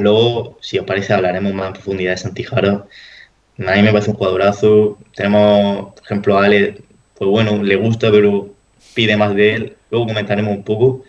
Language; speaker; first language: Spanish; native; Spanish